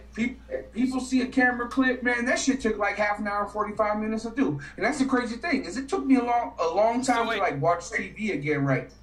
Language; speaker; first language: English; native; English